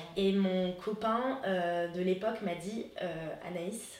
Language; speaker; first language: French; non-native, local second language; Arabic